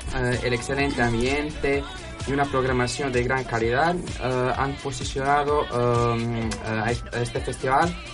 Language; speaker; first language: Spanish; non-native, fluent; Croatian